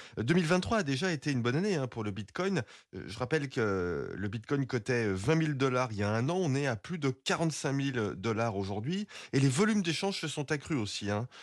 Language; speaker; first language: French; native; French